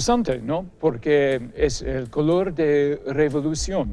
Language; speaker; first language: Spanish; non-native, fluent; English